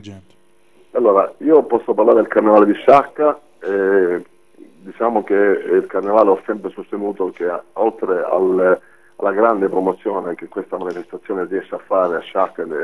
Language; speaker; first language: Italian; native; Italian